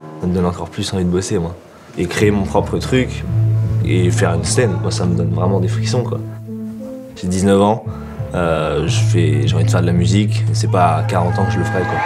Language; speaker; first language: French; native; French